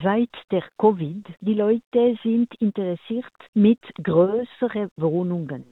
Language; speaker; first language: German; non-native, local second language; French